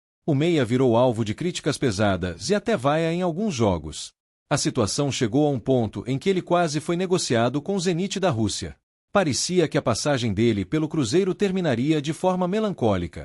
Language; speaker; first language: Portuguese; native; Portuguese